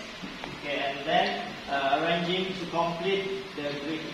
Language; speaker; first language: English; non-native, fluent; Indonesian